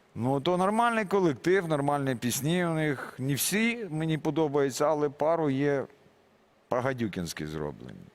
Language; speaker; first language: Ukrainian; native; Ukrainian